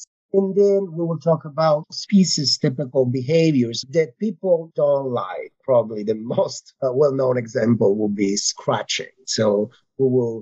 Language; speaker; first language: English; non-native, fluent; Italian